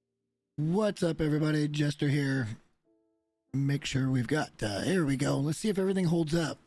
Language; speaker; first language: English; native; English